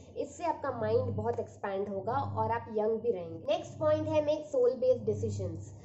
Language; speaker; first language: Hindi; native; Hindi